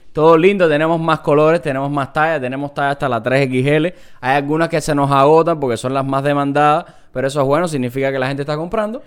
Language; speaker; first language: Spanish; native; Spanish